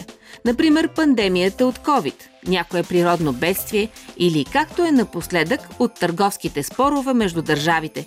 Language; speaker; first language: Bulgarian; native; Bulgarian